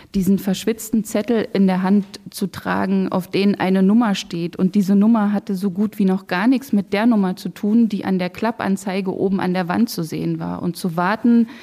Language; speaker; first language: German; native; German